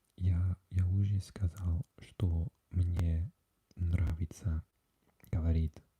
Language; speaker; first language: Russian; non-native, learner; English